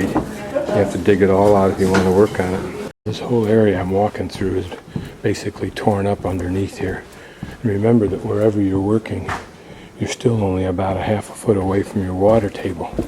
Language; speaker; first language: English; native; English